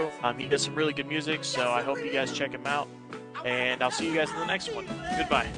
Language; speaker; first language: English; native; English